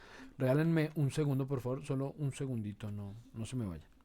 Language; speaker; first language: Spanish; native; Spanish